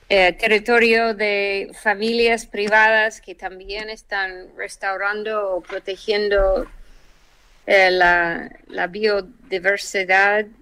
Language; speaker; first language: Spanish; non-native, fluent; English